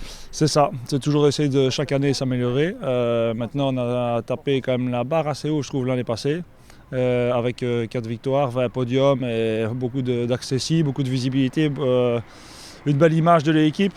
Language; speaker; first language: French; native; French